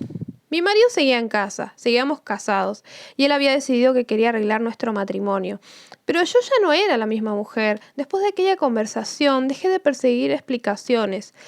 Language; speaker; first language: Spanish; native; Spanish